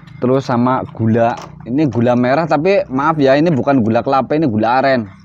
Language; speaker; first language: Indonesian; non-native, local second language; Javanese